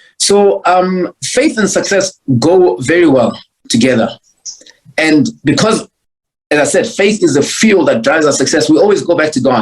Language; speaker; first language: English; non-native, local second language; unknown